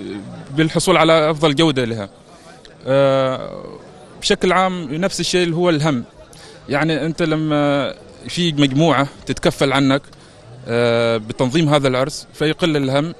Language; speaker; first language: Arabic; native; Arabic